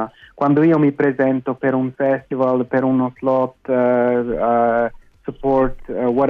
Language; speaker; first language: Italian; non-native, fluent; German